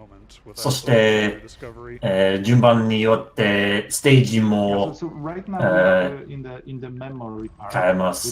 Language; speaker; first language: Japanese; non-native, learner; English